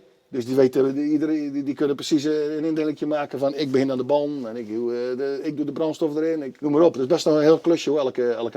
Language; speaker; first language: Dutch; native; Dutch